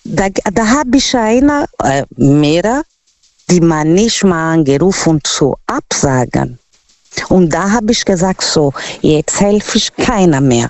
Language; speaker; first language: German; non-native, learner; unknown